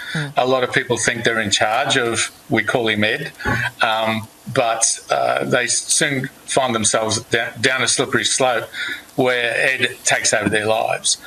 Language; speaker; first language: English; native; English